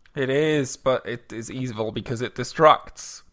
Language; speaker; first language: English; non-native, fluent; Luxembourgish